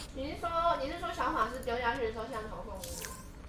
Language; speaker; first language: Chinese; native; Chinese